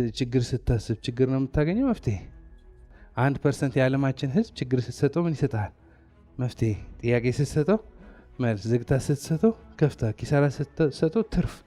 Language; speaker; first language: Amharic; non-native, local second language; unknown